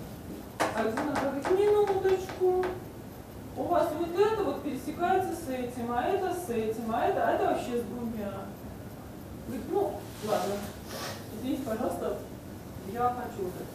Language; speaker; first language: Russian; native; Russian